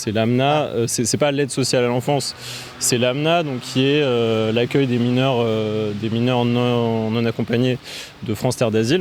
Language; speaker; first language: French; native; French